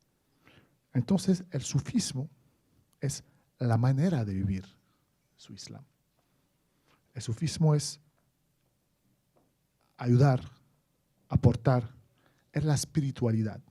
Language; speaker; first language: Spanish; non-native, fluent; Arabic